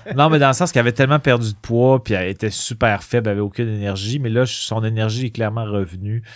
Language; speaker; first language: French; native; French